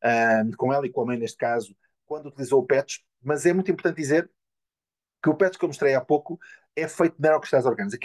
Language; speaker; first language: Portuguese; native; Portuguese